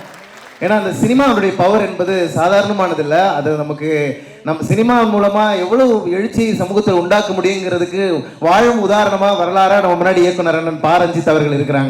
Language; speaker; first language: Tamil; native; Tamil